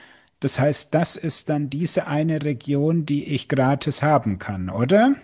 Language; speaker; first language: German; native; German